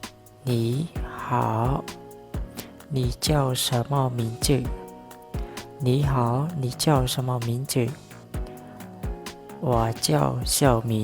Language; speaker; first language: Chinese; non-native, fluent; Khmer